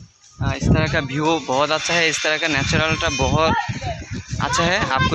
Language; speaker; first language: Hindi; non-native, learner; Bangla